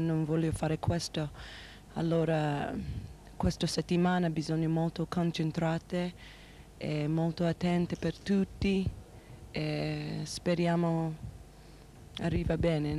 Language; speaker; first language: Italian; non-native, learner; English